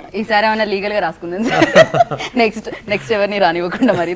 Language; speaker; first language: Telugu; native; Telugu